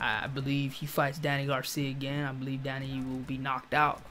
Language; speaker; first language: English; native; English